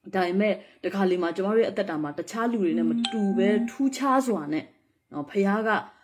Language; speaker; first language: Burmese; non-native, local second language; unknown